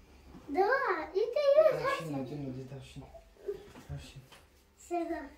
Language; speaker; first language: Russian; early bilingual, other home language; Tajik